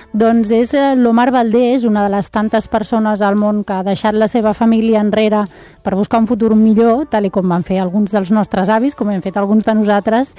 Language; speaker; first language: Catalan; native; Catalan